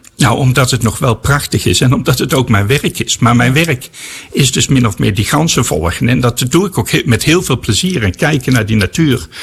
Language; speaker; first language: Dutch; native; Dutch